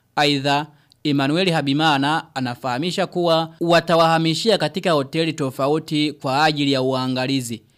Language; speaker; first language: Swahili; non-native, local second language; Rundi